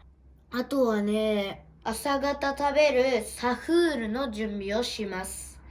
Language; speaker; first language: Japanese; early bilingual, other home language; Uyghur